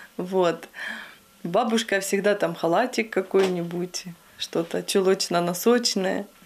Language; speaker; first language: Russian; native; Russian